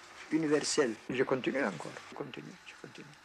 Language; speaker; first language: French; non-native, fluent; Greek